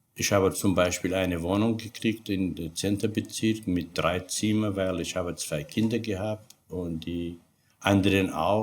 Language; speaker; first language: German; non-native, learner; Kurdish